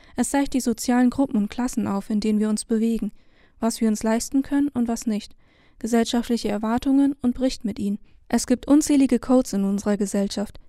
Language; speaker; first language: German; early bilingual, other home language; Vietnamese